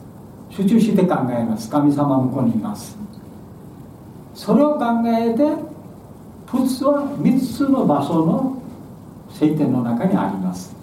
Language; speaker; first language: Japanese; non-native, learner; Bangla